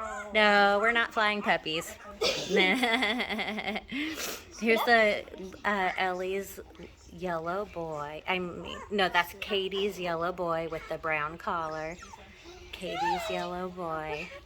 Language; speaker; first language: English; native; English